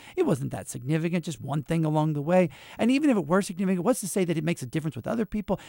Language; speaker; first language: English; native; English